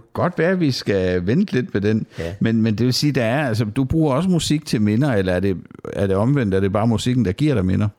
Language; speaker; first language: Danish; native; Danish